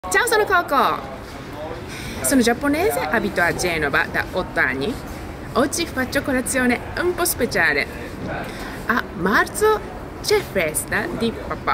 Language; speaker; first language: Italian; non-native, learner; Japanese